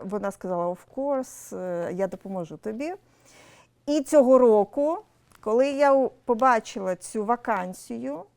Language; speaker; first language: Ukrainian; non-native, local second language; Russian